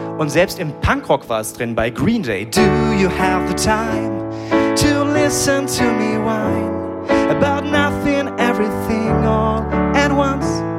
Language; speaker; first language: German; native; German